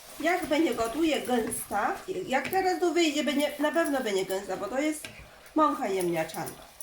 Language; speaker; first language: Polish; non-native, learner; Chinese